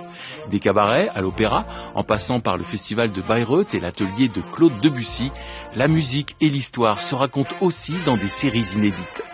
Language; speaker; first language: French; native; French